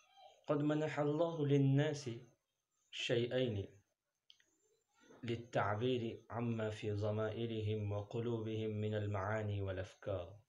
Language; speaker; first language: Arabic; non-native, fluent; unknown